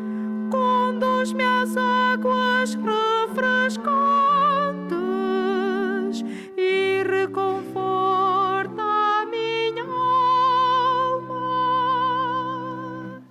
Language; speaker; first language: Portuguese; native; Portuguese